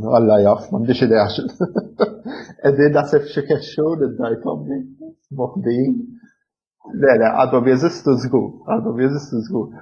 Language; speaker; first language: Maltese; early bilingual, other home language; English